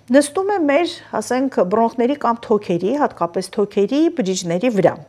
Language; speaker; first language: Armenian; native; Armenian